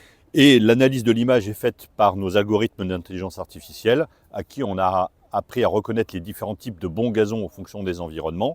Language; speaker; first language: French; native; French